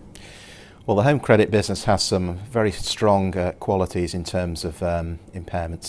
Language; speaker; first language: English; native; English